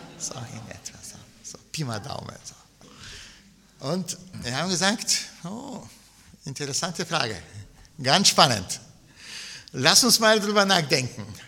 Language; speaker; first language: German; non-native, fluent; Bulgarian